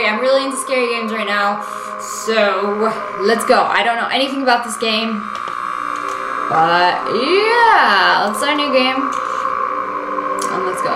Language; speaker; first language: English; native; English